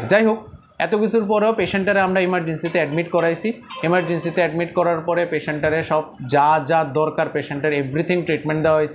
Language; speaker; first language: Bangla; native; Bangla